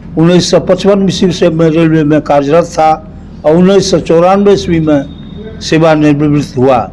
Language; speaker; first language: Hindi; non-native, local second language; Maithili